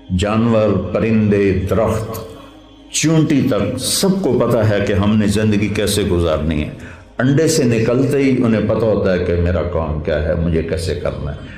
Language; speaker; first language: Urdu; non-native, local second language; Punjabi